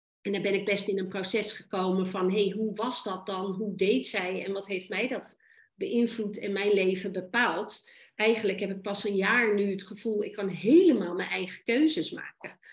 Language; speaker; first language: Dutch; native; Dutch